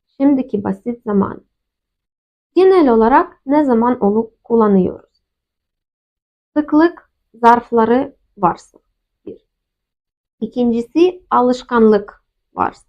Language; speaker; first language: Turkish; non-native, fluent; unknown